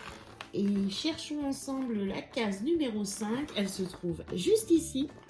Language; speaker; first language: French; native; French